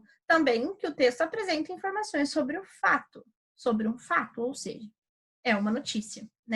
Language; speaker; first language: Portuguese; native; Portuguese